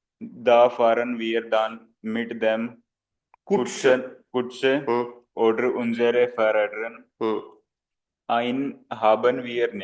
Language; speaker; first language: German; non-native, learner; Hindi